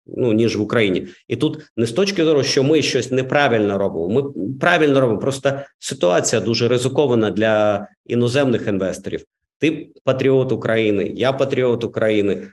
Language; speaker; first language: Ukrainian; non-native, local second language; Russian